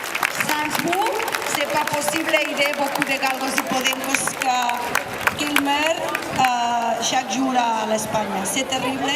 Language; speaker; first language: French; non-native, learner; Spanish